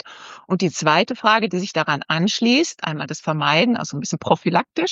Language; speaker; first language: German; native; German